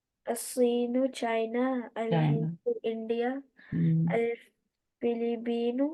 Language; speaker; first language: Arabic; non-native, learner; Urdu